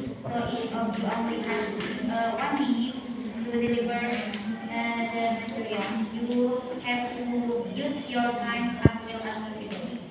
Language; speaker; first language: English; non-native, learner; Indonesian